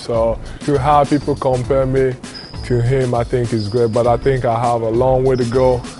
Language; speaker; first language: English; non-native, local second language; French